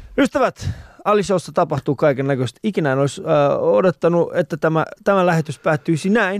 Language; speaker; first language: Finnish; early bilingual, other home language; Persian